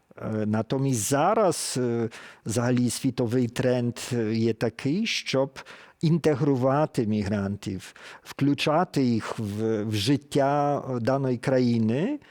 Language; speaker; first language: Ukrainian; early bilingual, heritage; Ukrainian